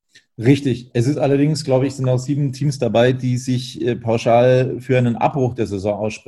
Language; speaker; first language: German; native; German